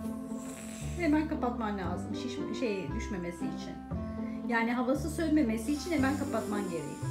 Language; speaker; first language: Turkish; native; Turkish